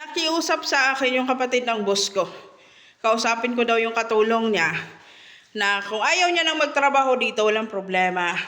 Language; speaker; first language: Filipino; native; Filipino